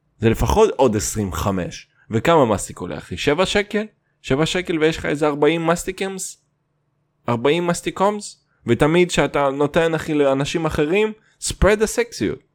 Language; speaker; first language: Hebrew; non-native, fluent; Russian